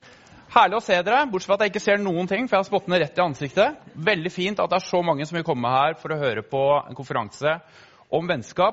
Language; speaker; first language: Norwegian; native; Norwegian